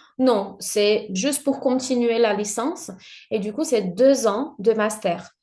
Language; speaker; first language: French; non-native, fluent; Portuguese